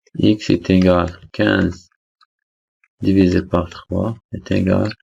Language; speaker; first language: French; non-native, local second language; Arabic